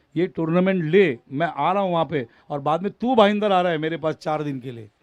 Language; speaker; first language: Hindi; non-native, local second language; Marathi